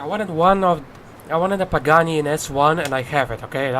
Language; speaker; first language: English; non-native, fluent; Polish